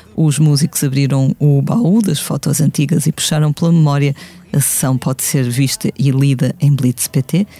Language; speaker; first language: Portuguese; native; Portuguese